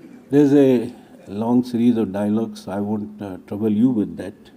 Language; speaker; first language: English; non-native, local second language; Hindi